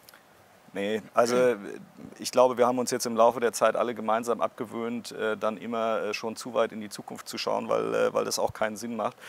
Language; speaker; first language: German; native; German